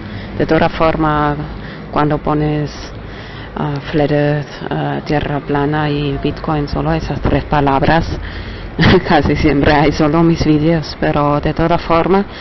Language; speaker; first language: Spanish; non-native, fluent; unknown